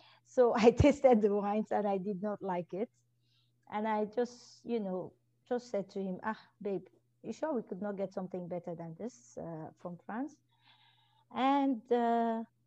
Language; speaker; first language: English; non-native, local second language; Igbo